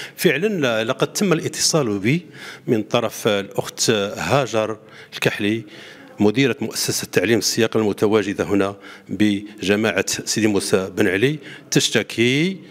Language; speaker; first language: Arabic; native; Arabic